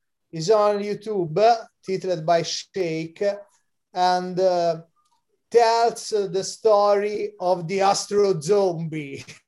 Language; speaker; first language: English; non-native, learner; Italian